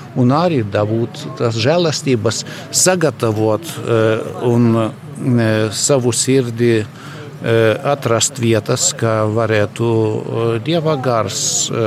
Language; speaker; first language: Latvian; non-native, learner; Lithuanian